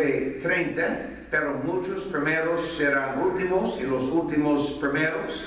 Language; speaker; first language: Spanish; non-native, fluent; English